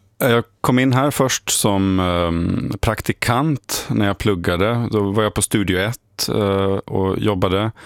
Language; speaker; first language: Swedish; native; Swedish